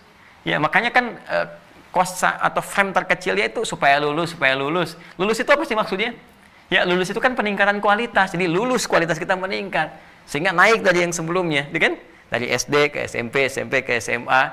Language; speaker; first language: Indonesian; native; Indonesian